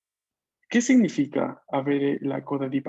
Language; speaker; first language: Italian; non-native, fluent; Spanish